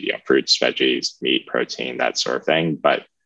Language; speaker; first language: English; native; English